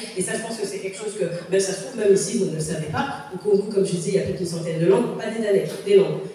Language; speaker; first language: French; native; French